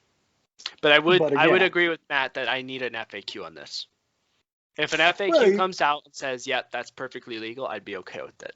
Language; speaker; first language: English; native; English